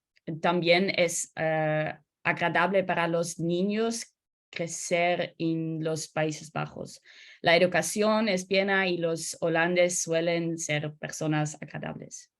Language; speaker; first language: Spanish; non-native, learner; Dutch